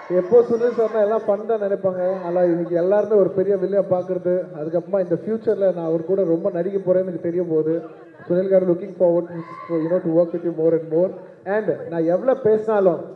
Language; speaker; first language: Tamil; non-native, local second language; Telugu